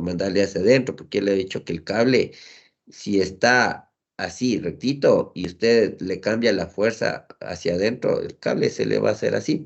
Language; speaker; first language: Spanish; native; Spanish